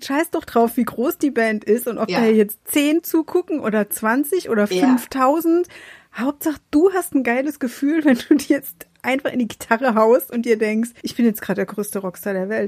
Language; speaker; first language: German; native; German